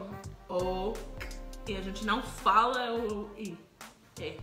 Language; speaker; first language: Portuguese; non-native, fluent; English